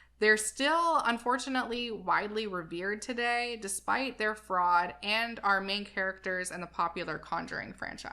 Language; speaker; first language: English; native; English